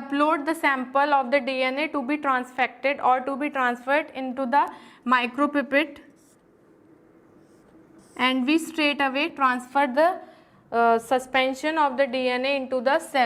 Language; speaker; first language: English; non-native, local second language; Hindi